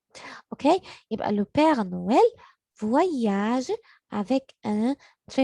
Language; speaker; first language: French; non-native, learner; Arabic